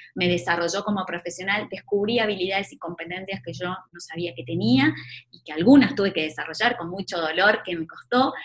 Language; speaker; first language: Spanish; native; Spanish